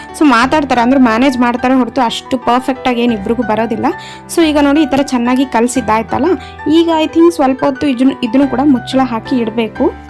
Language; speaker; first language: Kannada; non-native, local second language; Telugu